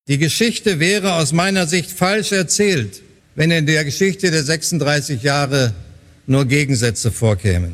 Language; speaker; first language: German; native; German